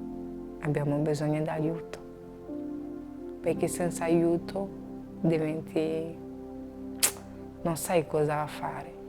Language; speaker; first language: Italian; non-native, learner; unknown